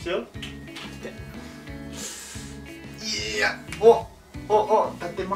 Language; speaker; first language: Japanese; non-native, learner; English